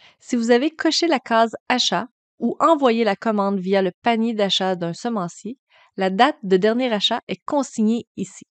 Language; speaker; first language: French; native; French